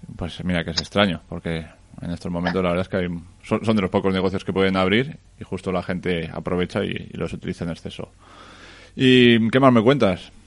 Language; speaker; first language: Spanish; native; Spanish